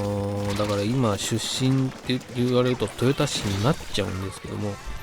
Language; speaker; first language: Japanese; native; Japanese